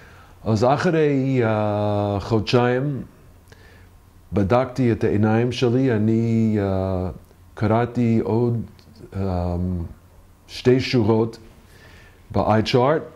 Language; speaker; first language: Hebrew; non-native, learner; English